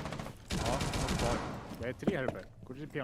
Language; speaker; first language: Swedish; native; Swedish